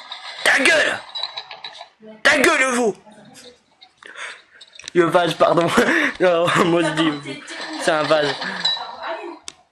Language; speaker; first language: French; native; French